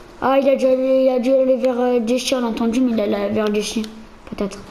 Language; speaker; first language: French; native; French